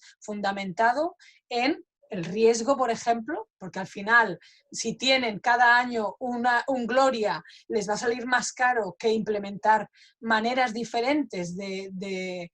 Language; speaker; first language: Catalan; non-native, fluent; Spanish